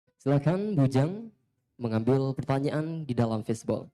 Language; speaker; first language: Indonesian; native; Indonesian